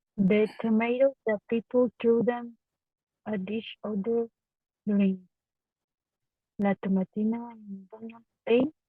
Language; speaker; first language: English; non-native, learner; Spanish